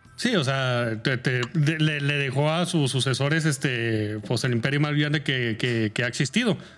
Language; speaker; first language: Spanish; native; Spanish